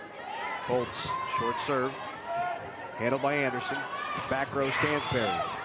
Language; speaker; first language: English; native; English